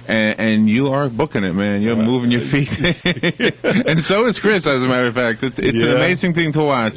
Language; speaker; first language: English; native; English